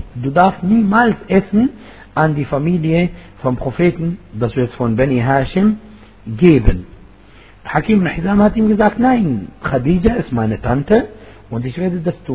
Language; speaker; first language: German; non-native, fluent; Arabic